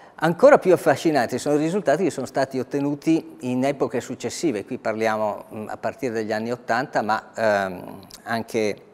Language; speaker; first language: Italian; native; Italian